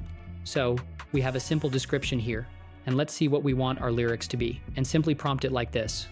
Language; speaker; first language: English; native; English